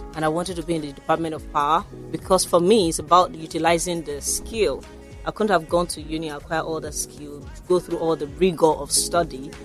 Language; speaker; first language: English; non-native, local second language; Yoruba